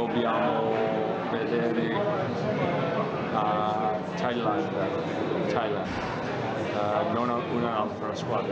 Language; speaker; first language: Italian; non-native, fluent; English